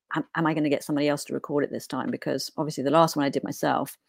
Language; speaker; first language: English; native; English